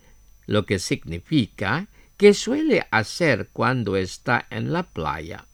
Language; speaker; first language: Spanish; non-native, fluent; Indonesian